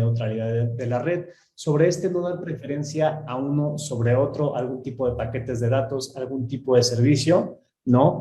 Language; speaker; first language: Spanish; native; Spanish